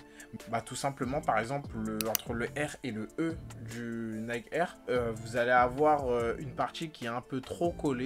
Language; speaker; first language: French; native; French